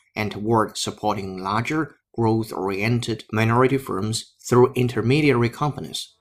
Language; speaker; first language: English; non-native, fluent; Chinese